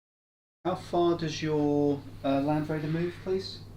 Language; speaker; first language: English; native; English